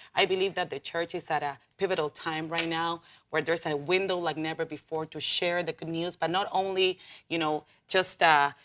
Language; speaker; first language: English; non-native, fluent; Spanish